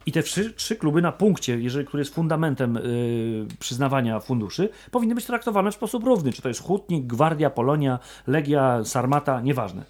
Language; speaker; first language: Polish; native; Polish